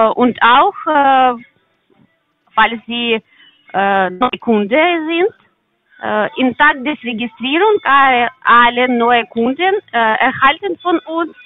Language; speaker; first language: German; non-native, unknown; Russian